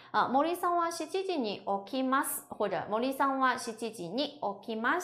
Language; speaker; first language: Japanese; non-native, fluent; Chinese